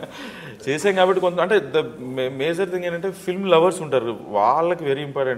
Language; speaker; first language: Telugu; native; Telugu